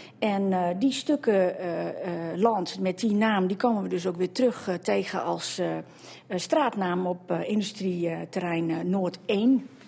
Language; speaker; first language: Dutch; native; Dutch